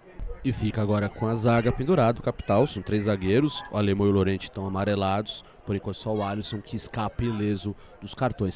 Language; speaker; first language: Portuguese; native; Portuguese